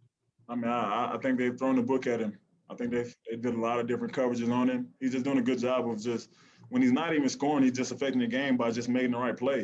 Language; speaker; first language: English; native; English